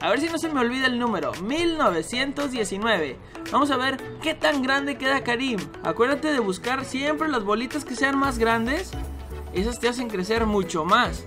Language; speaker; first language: Spanish; native; Spanish